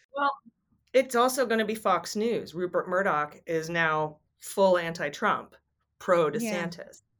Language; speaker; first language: English; native; English